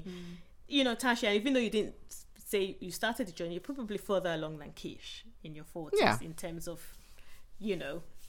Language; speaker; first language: English; non-native, local second language; Yoruba